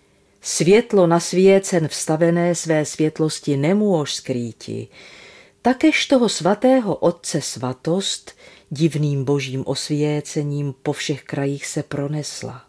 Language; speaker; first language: Czech; native; Czech